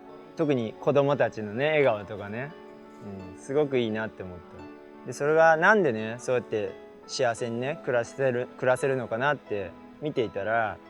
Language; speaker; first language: Japanese; native; Japanese